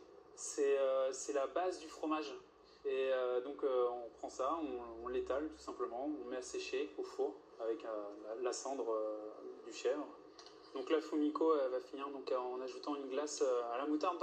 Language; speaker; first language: French; native; French